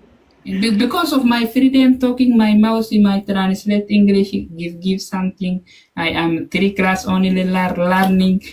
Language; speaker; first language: English; non-native, learner; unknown